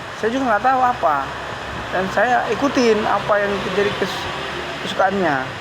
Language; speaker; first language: Indonesian; native; Indonesian